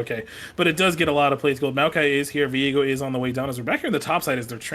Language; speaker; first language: English; native; English